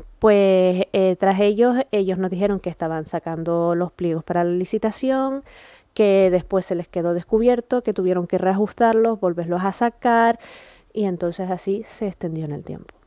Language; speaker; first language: Spanish; native; Spanish